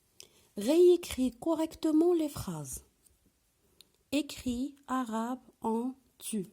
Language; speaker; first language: French; non-native, local second language; Arabic